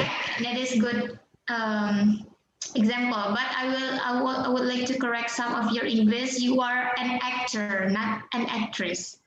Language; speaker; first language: English; non-native, fluent; Indonesian